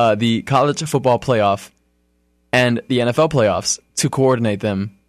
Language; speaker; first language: English; native; English